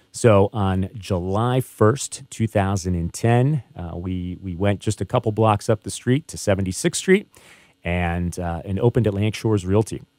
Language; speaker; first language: English; native; English